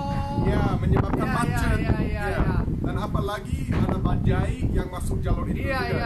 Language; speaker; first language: Indonesian; non-native, fluent; English